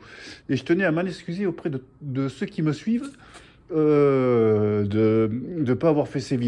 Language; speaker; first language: French; native; French